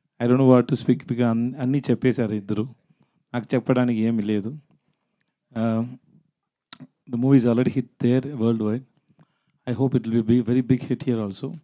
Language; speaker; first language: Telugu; non-native, learner; Tamil